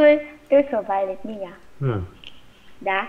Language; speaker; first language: Russian; non-native, learner; Vietnamese